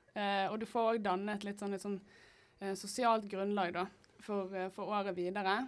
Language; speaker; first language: Norwegian; native; Norwegian